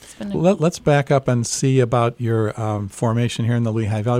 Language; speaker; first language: English; native; English